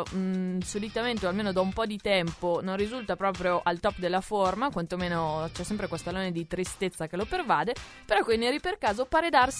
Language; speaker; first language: Italian; native; Italian